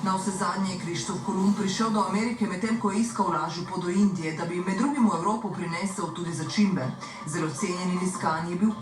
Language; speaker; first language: Slovenian; native; Slovenian